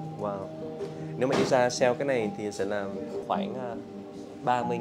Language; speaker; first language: Vietnamese; native; Vietnamese